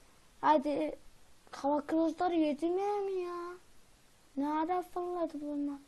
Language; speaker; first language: Turkish; native; Turkish